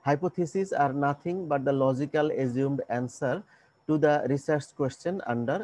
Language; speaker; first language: English; non-native, local second language; Bangla